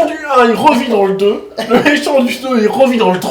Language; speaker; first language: French; native; French